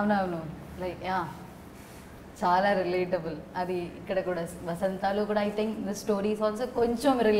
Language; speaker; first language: Telugu; non-native, learner; Malayalam